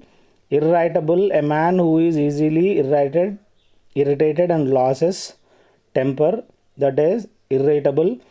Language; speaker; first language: English; non-native, local second language; Telugu